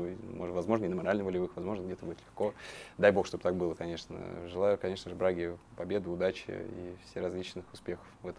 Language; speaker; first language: Russian; native; Russian